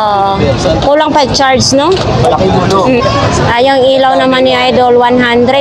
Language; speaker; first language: Filipino; native; Filipino